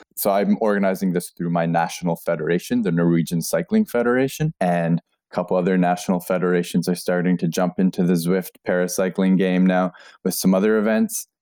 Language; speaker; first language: English; native; English